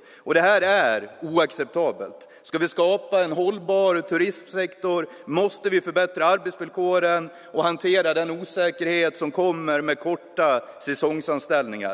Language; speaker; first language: Swedish; native; Swedish